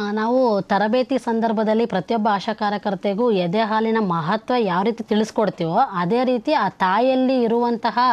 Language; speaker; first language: Kannada; native; Kannada